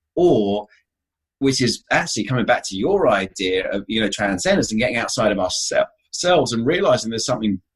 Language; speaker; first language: English; native; English